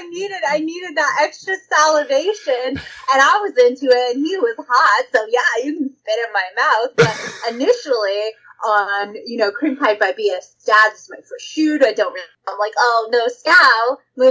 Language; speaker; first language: English; native; English